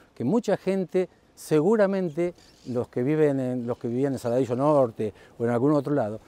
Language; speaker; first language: Spanish; native; Spanish